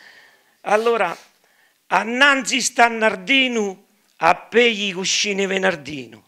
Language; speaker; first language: Italian; native; Italian